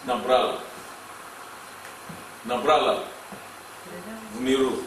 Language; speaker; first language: Russian; non-native, learner; English